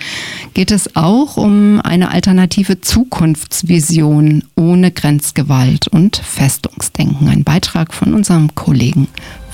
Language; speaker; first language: German; native; German